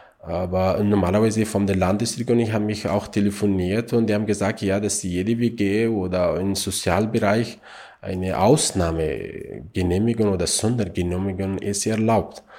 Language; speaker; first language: German; non-native, learner; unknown